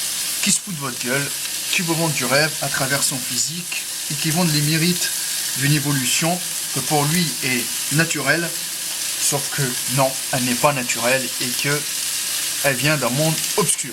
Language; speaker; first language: French; native; French